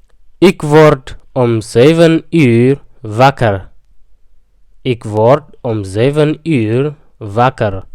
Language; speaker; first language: Dutch; non-native, fluent; Tigrinya